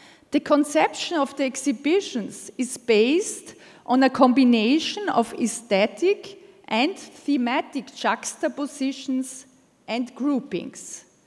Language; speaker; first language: English; non-native, fluent; German